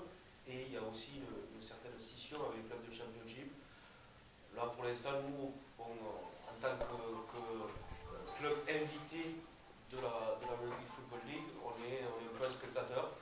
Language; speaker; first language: French; native; French